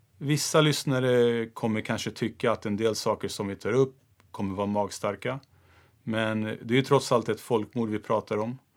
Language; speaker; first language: Swedish; early bilingual, other home language; Turoyo